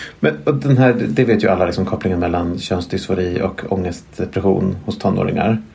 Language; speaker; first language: Swedish; native; Swedish